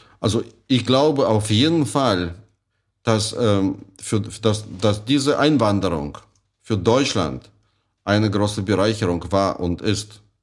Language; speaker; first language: German; non-native, fluent; Russian